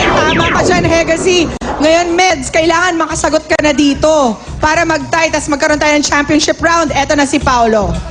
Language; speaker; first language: Filipino; native; Filipino